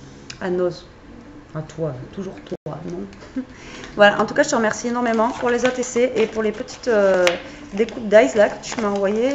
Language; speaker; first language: French; native; French